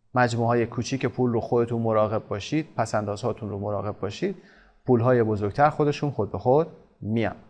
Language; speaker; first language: Persian; native; Persian